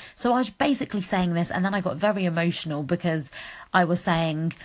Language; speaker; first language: English; native; English